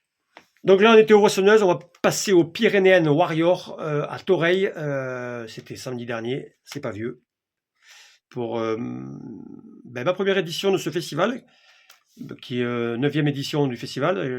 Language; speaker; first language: French; native; French